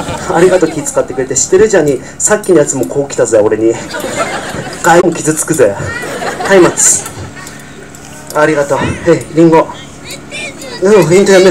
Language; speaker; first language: Japanese; non-native, fluent; English